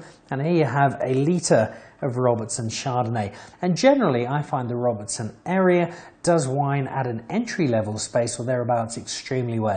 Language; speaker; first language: English; native; English